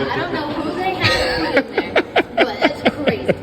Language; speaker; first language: English; native; English